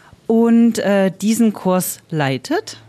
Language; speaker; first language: German; native; German